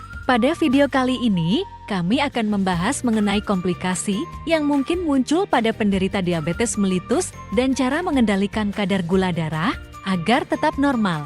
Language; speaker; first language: Indonesian; native; Indonesian